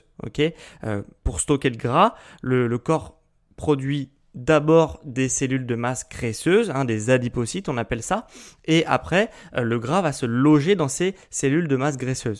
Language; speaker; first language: French; native; French